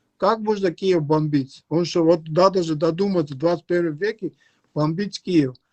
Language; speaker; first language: Russian; non-native, local second language; Georgian